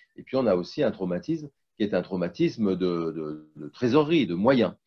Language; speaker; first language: French; native; French